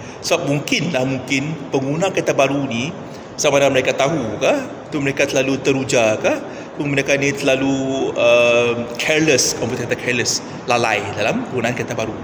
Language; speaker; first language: Malay; non-native, local second language; Iban